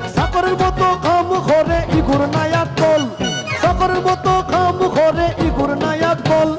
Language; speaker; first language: Bangla; non-native, local second language; Sylheti